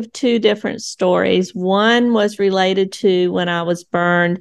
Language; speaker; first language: English; native; English